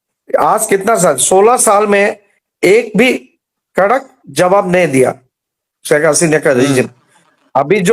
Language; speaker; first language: Hindi; non-native, learner; Bangla